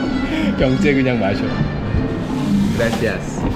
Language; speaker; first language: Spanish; non-native, learner; Korean